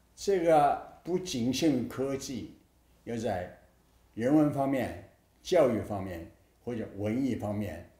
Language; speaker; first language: Chinese; native; Chinese